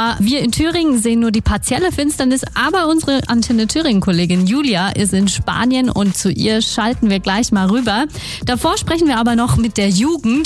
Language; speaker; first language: German; native; German